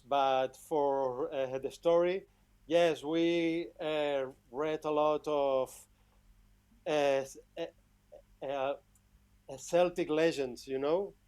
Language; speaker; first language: English; non-native, fluent; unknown